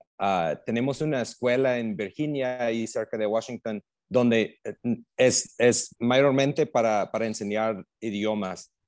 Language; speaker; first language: Spanish; non-native, fluent; English